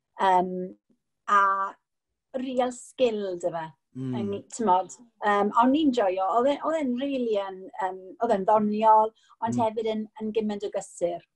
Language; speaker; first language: Welsh; non-native, local second language; English